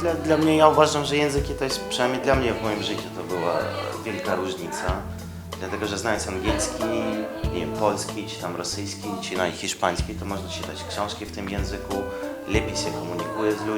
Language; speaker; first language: Polish; non-native, fluent; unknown